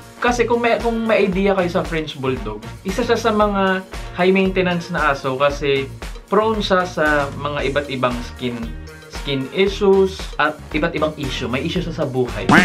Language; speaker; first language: Filipino; native; Filipino